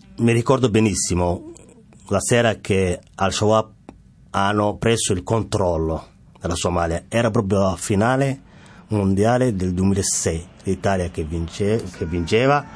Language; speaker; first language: Italian; non-native, fluent; Somali